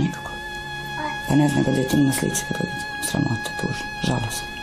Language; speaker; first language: Bosnian; native; Bosnian